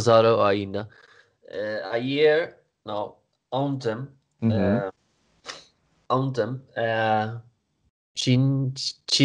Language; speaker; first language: Portuguese; non-native, learner; Swedish